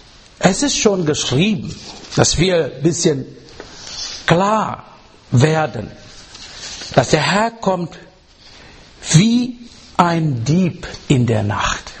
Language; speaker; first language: German; non-native, fluent; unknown